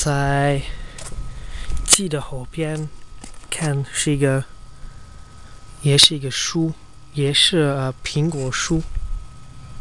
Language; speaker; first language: Chinese; non-native, learner; Dutch